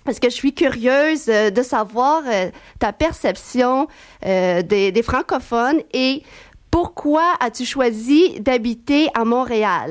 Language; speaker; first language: French; native; French